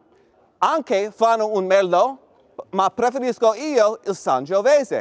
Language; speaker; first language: Italian; non-native, learner; English